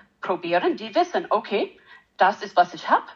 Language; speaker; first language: German; non-native, learner; English